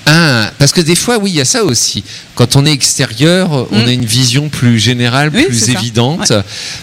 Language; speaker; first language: French; native; French